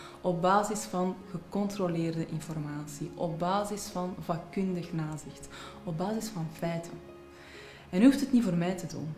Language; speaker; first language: Dutch; early bilingual, other home language; Arabic